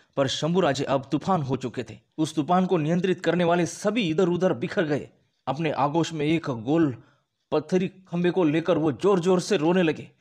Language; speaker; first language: Hindi; non-native, local second language; Marathi